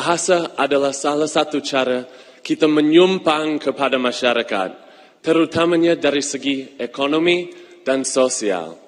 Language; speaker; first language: Malay; non-native, fluent; English